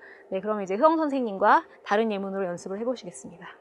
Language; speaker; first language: Korean; native; Korean